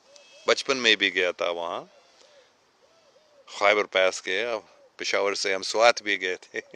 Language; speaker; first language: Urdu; non-native, fluent; English